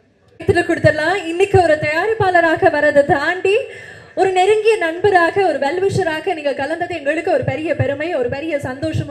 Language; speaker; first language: Tamil; native; Tamil